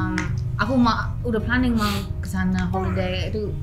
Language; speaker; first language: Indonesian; non-native, learner; English